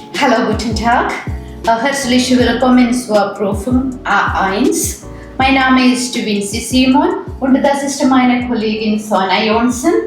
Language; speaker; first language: German; non-native, fluent; Malayalam